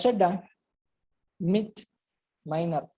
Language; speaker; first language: German; non-native, learner; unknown